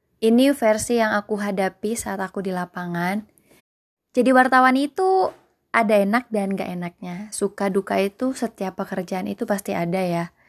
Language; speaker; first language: Indonesian; non-native, local second language; Sundanese